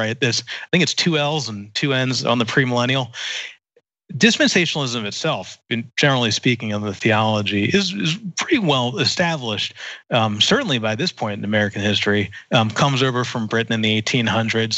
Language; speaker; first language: English; native; English